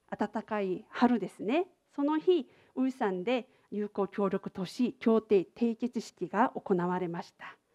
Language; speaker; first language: Japanese; non-native, fluent; Korean